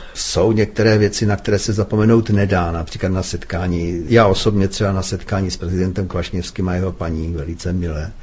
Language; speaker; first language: Czech; native; Czech